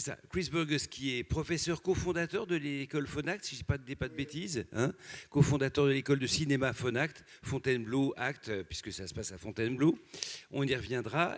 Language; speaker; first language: French; native; French